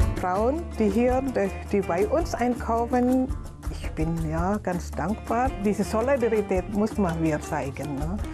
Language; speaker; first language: German; non-native, learner; Indonesian